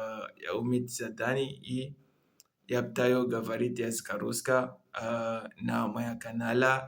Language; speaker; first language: Russian; non-native, learner; Comorian